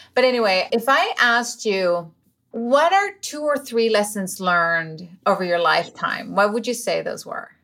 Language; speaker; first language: English; non-native, fluent; Spanish